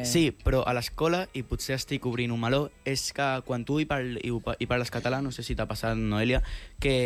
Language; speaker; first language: Catalan; non-native, local second language; Spanish